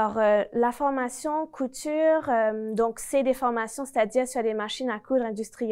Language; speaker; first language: French; native; French